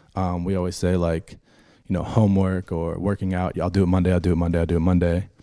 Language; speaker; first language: English; native; English